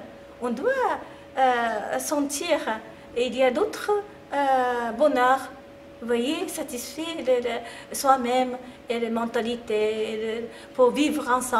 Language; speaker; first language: French; non-native, fluent; Japanese